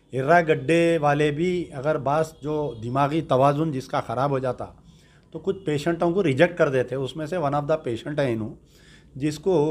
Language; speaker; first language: Hindi; native; Hindi